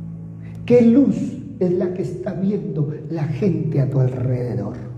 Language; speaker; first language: Spanish; native; Spanish